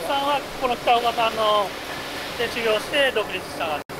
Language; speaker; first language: Japanese; native; Japanese